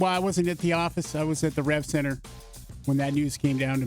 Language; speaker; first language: English; native; English